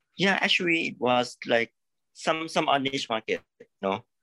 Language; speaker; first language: English; non-native, learner; Thai